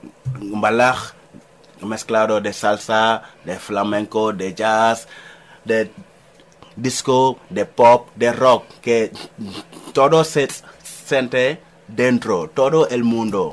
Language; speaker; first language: Spanish; non-native, learner; Wolof